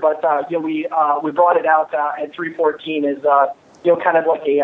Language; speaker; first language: English; native; English